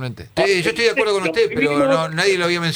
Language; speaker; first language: Spanish; native; Spanish